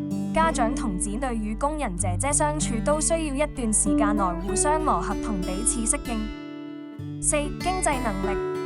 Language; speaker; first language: Cantonese; native; Cantonese